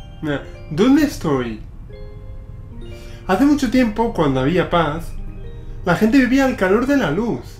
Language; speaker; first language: Spanish; native; Spanish